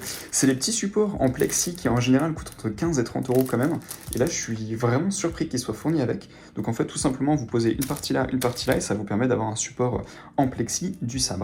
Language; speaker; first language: French; native; French